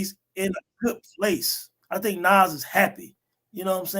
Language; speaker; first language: English; native; English